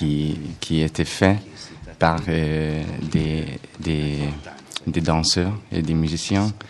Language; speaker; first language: French; non-native, fluent; Hungarian